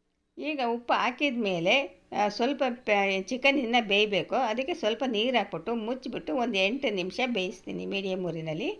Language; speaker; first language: Kannada; native; Kannada